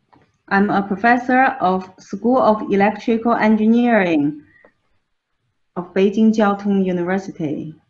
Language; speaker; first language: English; non-native, fluent; Chinese